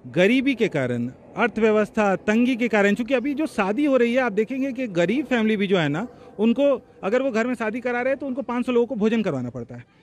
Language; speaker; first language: Hindi; native; Hindi